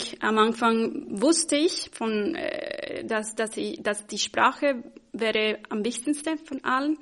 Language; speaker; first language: German; non-native, fluent; Spanish